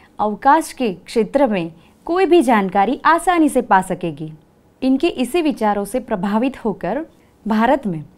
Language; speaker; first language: Hindi; non-native, local second language; Gujarati